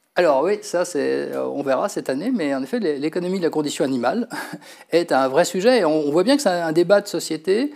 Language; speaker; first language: French; native; French